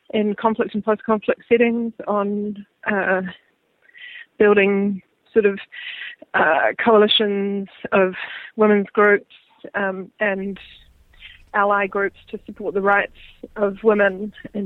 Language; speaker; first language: English; native; English